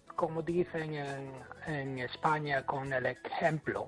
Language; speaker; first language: Spanish; non-native, fluent; English